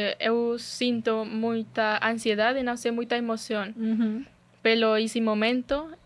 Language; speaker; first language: Portuguese; non-native, learner; Spanish